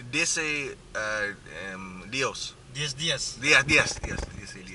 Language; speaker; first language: Spanish; non-native, learner; Vietnamese